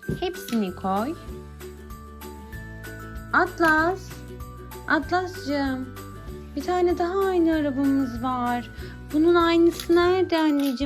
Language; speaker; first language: Turkish; native; Turkish